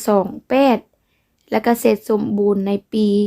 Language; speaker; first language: Thai; non-native, local second language; Lao